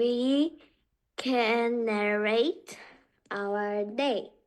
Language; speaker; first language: English; non-native, learner; Korean